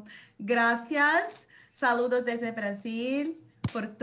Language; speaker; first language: Spanish; non-native, fluent; Portuguese